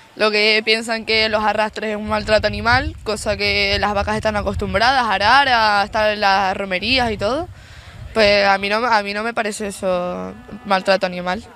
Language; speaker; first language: Spanish; native; Spanish